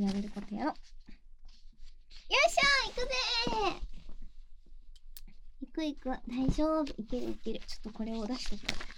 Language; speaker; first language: Japanese; native; Japanese